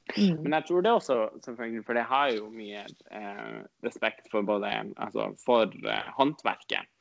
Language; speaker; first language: Norwegian; non-native, local second language; Northern Sami